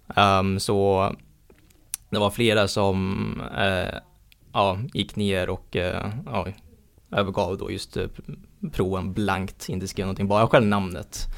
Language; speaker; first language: Swedish; early bilingual, heritage; Swedish